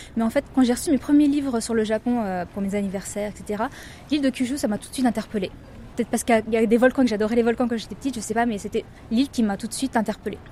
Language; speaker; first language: French; native; French